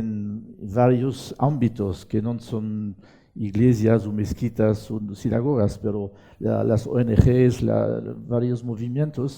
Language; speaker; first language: Spanish; non-native, fluent; French